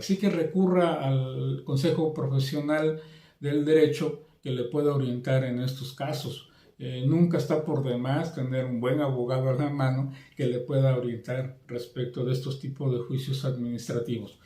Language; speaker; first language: Spanish; native; Spanish